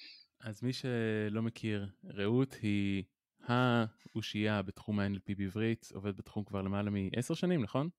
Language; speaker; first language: Hebrew; native; Hebrew